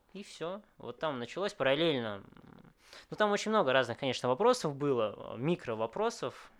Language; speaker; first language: Russian; early bilingual, other home language; Vietnamese